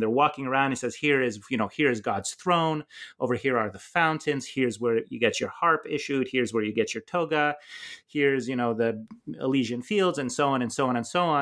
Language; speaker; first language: English; native; English